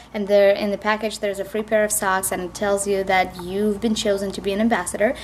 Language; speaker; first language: English; non-native, fluent; Russian